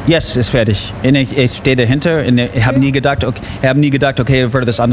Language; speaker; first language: German; non-native, learner; English